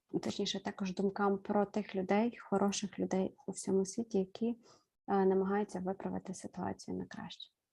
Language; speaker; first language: Ukrainian; native; Ukrainian